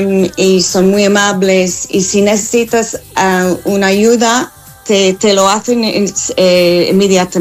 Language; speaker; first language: Spanish; non-native, fluent; English